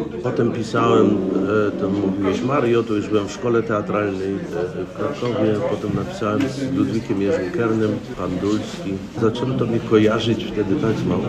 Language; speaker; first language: Polish; native; Polish